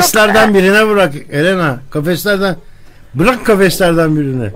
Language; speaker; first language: Turkish; native; Turkish